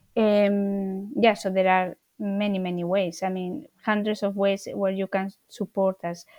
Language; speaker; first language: English; non-native, fluent; Spanish